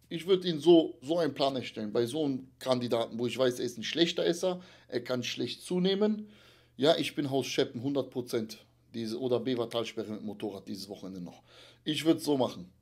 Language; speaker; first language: German; native; German